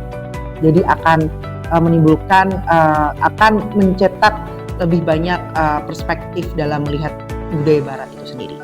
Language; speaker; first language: Indonesian; native; Indonesian